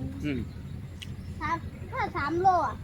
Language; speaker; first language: Thai; non-native, local second language; Northeastern Thai